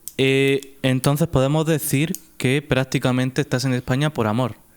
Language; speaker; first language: Spanish; native; Spanish